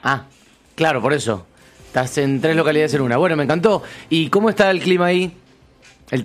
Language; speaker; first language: Spanish; native; Spanish